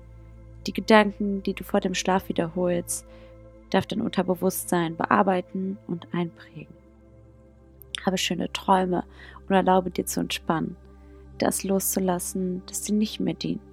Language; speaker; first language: German; native; German